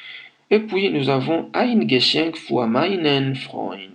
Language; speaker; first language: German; non-native, fluent; French